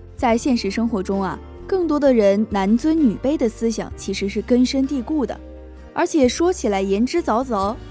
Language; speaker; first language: Chinese; native; Chinese